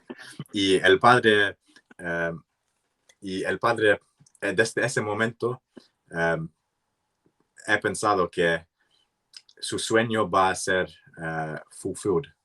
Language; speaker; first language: Spanish; non-native, learner; English